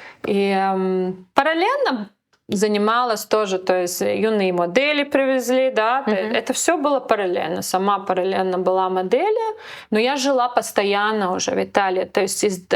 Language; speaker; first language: Russian; non-native, local second language; Latvian